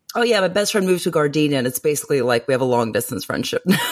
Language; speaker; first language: English; early bilingual, other home language; Greek